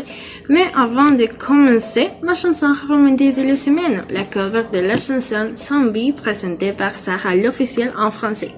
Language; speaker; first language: French; non-native, learner; Spanish